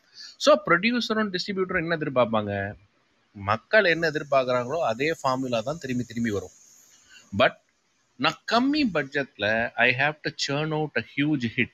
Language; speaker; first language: Tamil; native; Tamil